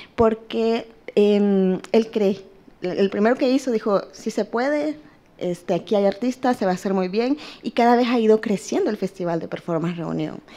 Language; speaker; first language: Spanish; native; Spanish